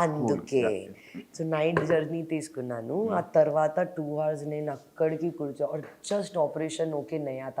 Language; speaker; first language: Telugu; non-native, learner; Hindi